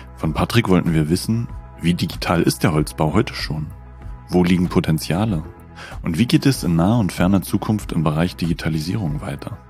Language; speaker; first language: German; native; German